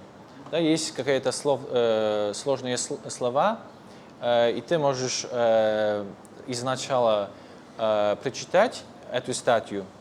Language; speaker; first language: Russian; non-native, fluent; Polish